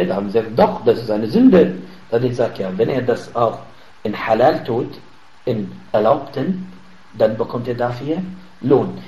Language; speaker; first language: German; non-native, fluent; Arabic